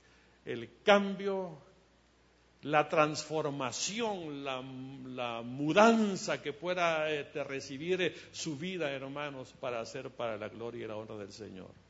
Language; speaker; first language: Spanish; native; Spanish